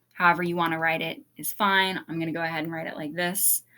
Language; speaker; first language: English; native; English